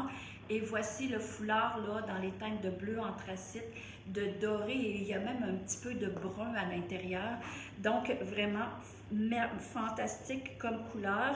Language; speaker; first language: French; native; French